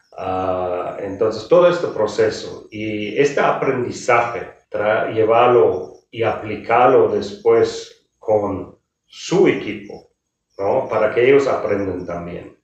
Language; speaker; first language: Spanish; non-native, fluent; German